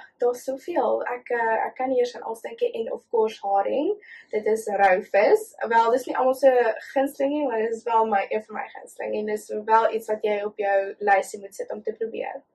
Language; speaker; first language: Afrikaans; native; Afrikaans